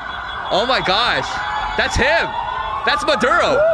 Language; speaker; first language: English; native; English